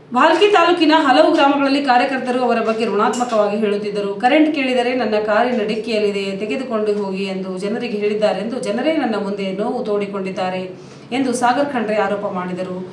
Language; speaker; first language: Kannada; native; Kannada